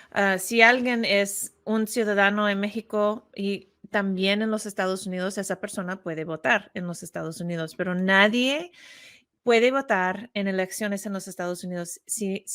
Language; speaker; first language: Spanish; non-native, learner; English